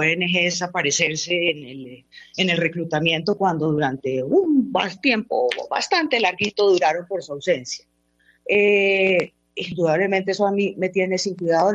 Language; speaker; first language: Spanish; native; Spanish